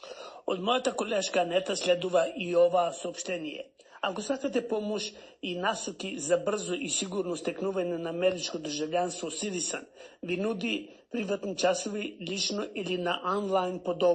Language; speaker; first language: Macedonian; native; Macedonian